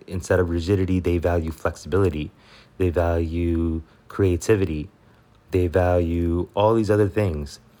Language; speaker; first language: English; early bilingual, other home language; Spanish